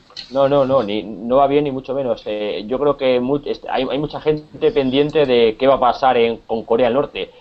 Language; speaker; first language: Spanish; native; Spanish